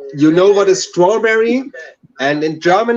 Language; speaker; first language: English; non-native, learner; German